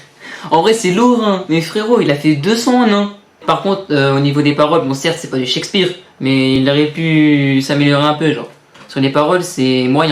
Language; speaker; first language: French; native; French